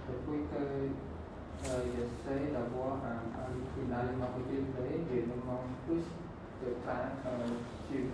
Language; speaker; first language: French; non-native, learner; Khmer